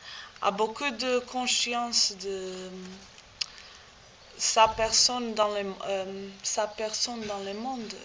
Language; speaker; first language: French; non-native, learner; Portuguese